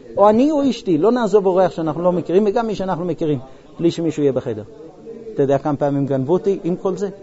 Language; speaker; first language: Hebrew; non-native, fluent; English